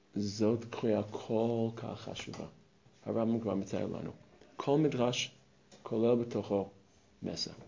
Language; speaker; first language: Hebrew; non-native, fluent; English